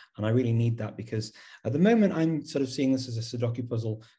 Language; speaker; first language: English; native; English